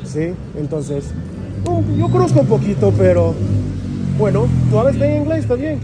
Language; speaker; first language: Spanish; non-native, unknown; English